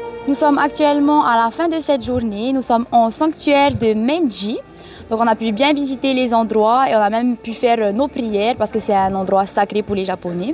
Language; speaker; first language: French; native; French